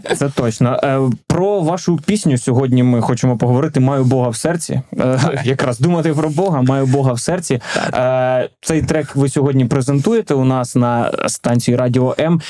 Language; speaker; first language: Ukrainian; native; Ukrainian